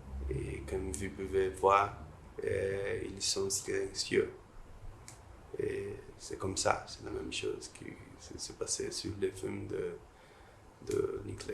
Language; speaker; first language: French; non-native, learner; Portuguese